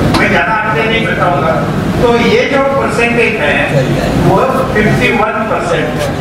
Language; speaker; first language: Hindi; non-native, local second language; Marathi